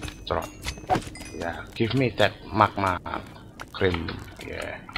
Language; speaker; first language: English; non-native, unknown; Indonesian